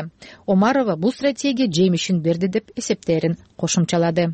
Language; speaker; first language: Kyrgyz; native; Kyrgyz